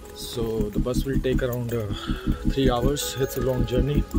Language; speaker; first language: English; non-native, local second language; Hindi